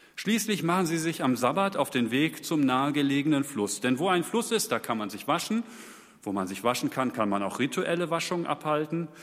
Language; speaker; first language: German; native; German